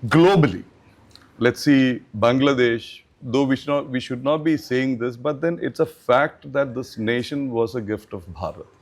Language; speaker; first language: English; non-native, local second language; Malayalam